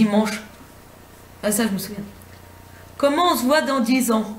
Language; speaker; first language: French; native; French